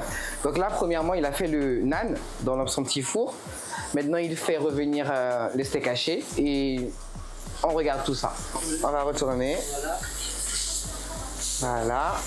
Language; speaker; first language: French; native; French